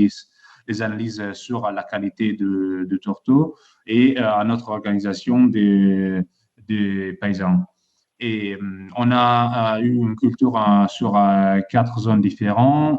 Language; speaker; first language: French; non-native, fluent; Italian